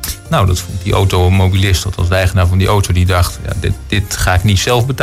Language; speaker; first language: Dutch; native; Dutch